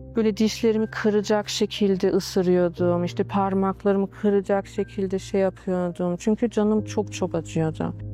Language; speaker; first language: Turkish; early bilingual, heritage; Turkish